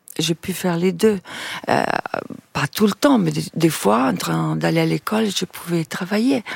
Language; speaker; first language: French; non-native, fluent; Italian